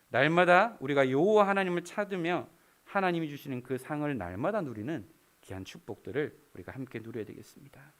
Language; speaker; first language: Korean; native; Korean